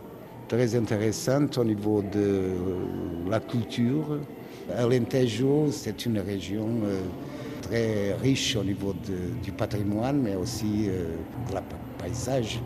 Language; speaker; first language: French; non-native, fluent; Portuguese